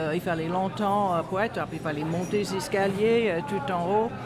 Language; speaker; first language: French; non-native, fluent; English